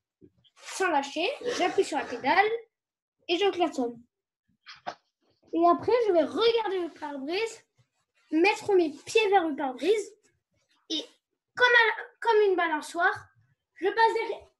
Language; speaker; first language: French; native; French